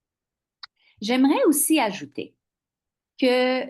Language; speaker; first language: French; non-native, local second language; English